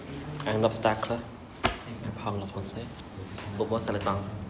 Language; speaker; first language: French; non-native, learner; Vietnamese